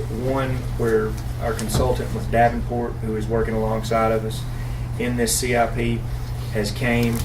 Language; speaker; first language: English; native; English